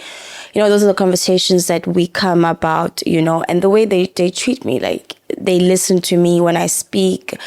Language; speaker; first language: English; non-native, local second language; Zulu